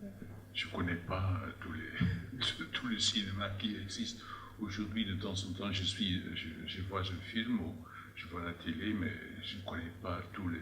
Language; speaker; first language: French; non-native, fluent; Dutch